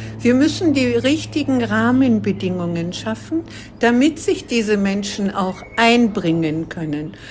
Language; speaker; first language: German; early bilingual, other home language; Kurdish